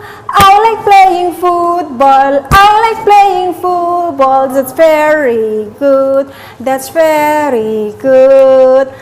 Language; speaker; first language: English; non-native, learner; Indonesian